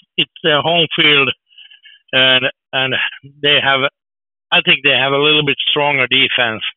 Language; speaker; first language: English; non-native, fluent; Finnish